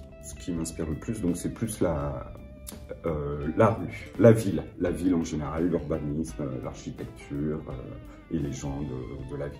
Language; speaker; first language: French; native; French